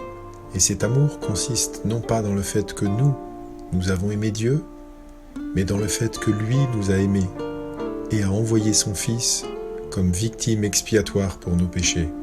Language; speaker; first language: French; native; French